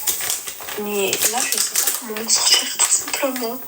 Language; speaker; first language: French; native; French